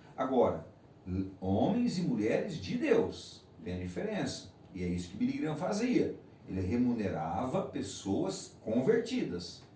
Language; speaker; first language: Portuguese; native; Portuguese